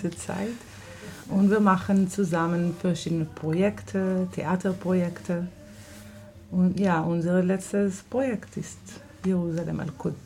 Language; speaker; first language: German; non-native, fluent; Hebrew